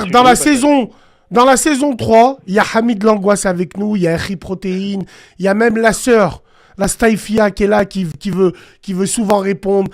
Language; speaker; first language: French; early bilingual, other home language; Arabic